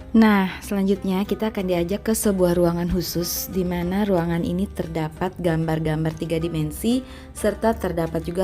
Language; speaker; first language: Indonesian; native; Indonesian